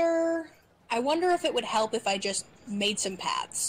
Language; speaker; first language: English; native; English